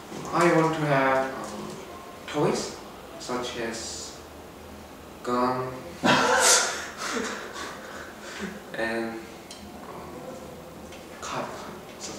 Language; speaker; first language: English; non-native, learner; Korean